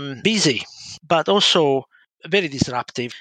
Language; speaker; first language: English; non-native, fluent; Italian